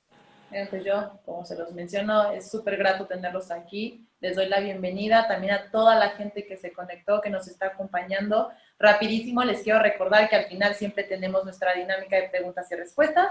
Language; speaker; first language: Spanish; native; Spanish